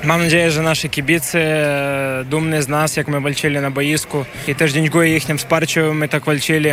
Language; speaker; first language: Polish; non-native, learner; Ukrainian